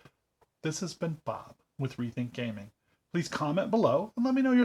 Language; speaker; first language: English; native; English